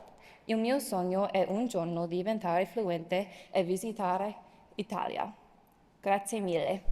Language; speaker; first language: Italian; non-native, learner; English